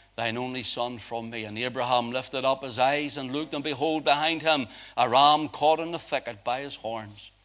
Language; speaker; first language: English; native; English